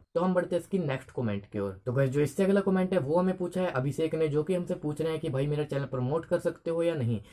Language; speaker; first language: Hindi; native; Hindi